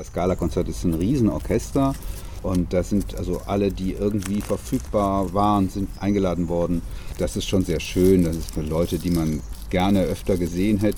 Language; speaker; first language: German; native; German